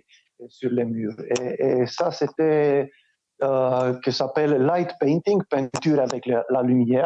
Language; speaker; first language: French; non-native, fluent; Romanian